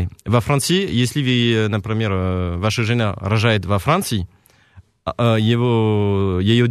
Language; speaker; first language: Russian; non-native, fluent; French